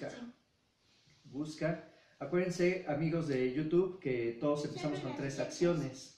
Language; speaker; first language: Spanish; native; Spanish